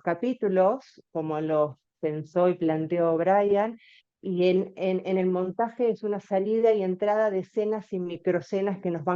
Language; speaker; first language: Spanish; native; Spanish